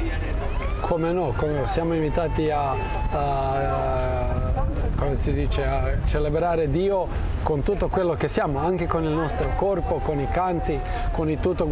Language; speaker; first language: Italian; non-native, fluent; Croatian